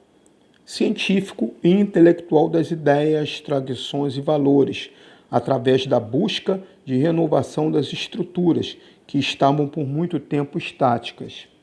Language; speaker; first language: Portuguese; native; Portuguese